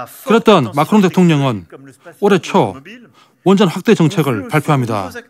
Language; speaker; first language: Korean; native; Korean